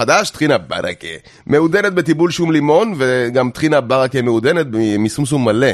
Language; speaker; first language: Hebrew; native; Hebrew